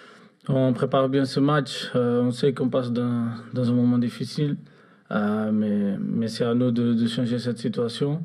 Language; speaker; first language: French; non-native, fluent; Portuguese